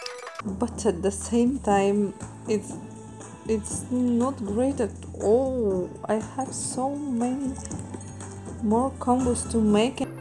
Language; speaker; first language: English; non-native, fluent; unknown